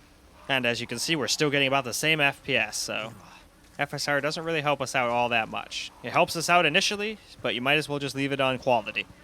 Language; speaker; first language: English; native; English